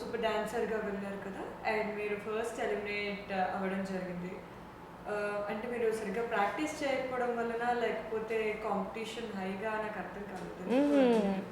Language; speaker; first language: Telugu; native; Telugu